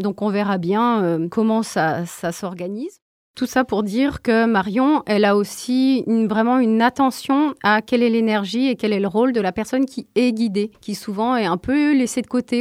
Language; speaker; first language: French; native; French